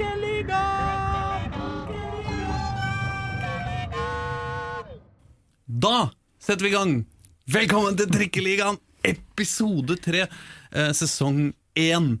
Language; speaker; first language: Norwegian; native; Norwegian